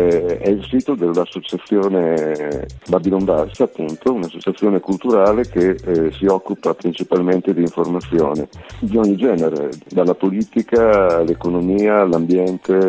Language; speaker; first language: Italian; native; Italian